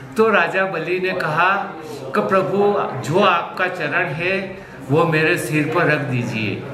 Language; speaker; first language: Hindi; native; Hindi